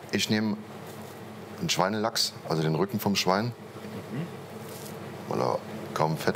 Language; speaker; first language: German; native; German